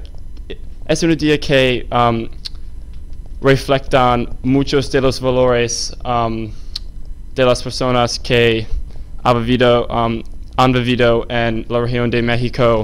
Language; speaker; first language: Spanish; non-native, learner; English